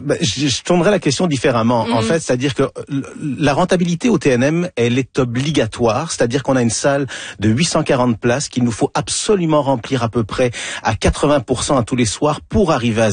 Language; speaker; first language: French; native; French